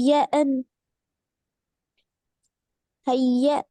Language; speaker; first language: Arabic; non-native, learner; Urdu